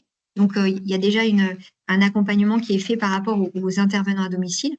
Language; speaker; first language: French; native; French